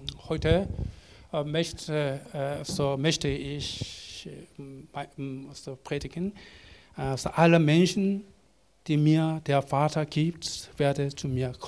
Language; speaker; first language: German; non-native, learner; Korean